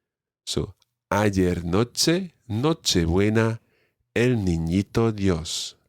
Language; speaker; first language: Spanish; non-native, fluent; English